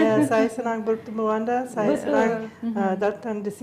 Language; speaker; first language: Indonesian; non-native, learner; English